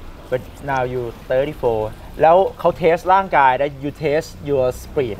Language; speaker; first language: English; non-native, learner; Thai